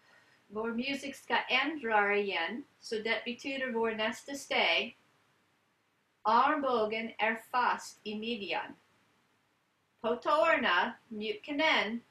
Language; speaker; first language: Swedish; non-native, learner; English